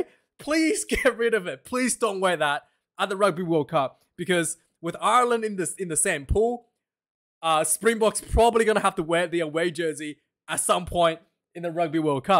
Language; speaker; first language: English; non-native, local second language; Afrikaans